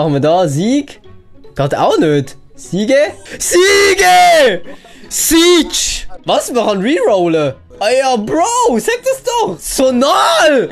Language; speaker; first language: German; native; German